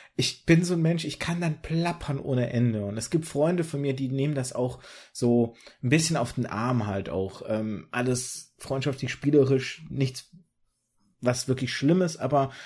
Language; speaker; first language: German; early bilingual, other home language; Russian